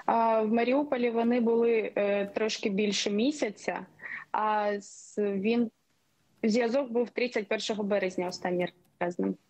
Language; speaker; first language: Ukrainian; non-native, local second language; Russian